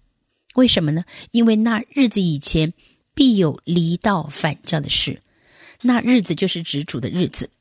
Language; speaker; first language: Chinese; native; Chinese